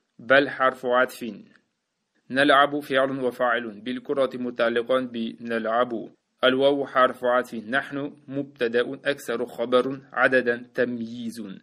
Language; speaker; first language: Arabic; non-native, fluent; Uzbek